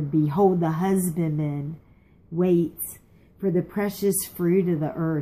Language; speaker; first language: English; native; English